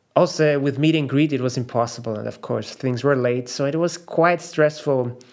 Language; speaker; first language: English; non-native, fluent; German